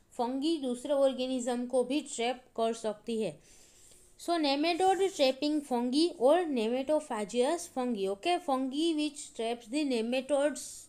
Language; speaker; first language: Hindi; non-native, local second language; Gujarati